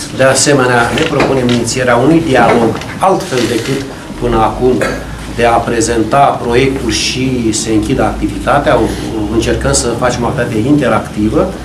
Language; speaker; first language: Romanian; native; Romanian